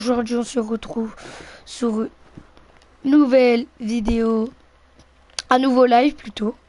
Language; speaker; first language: French; native; French